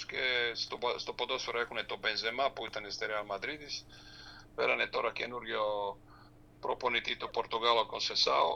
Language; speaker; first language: Greek; non-native, fluent; Serbian